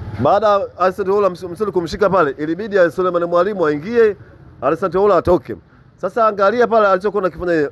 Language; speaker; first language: Swahili; native; Swahili